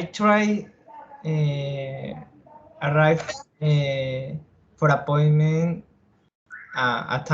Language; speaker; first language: English; non-native, learner; Spanish